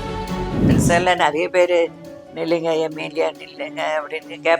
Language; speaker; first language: Tamil; non-native, local second language; Telugu